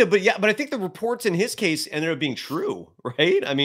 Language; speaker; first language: English; native; English